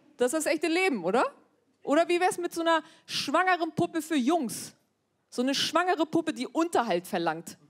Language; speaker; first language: German; early bilingual, other home language; Turkish